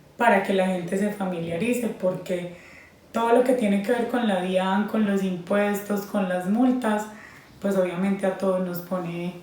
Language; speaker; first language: Spanish; native; Spanish